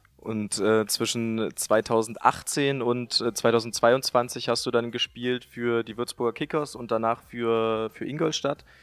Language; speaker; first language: German; native; German